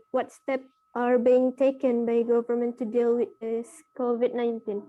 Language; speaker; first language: English; non-native, learner; Indonesian